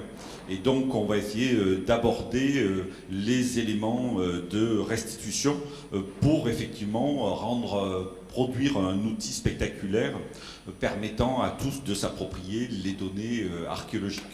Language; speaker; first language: French; native; French